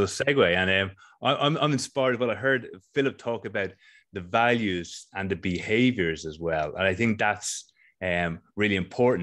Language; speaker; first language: English; native; English